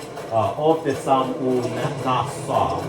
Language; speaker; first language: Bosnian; early bilingual, heritage; Bosnian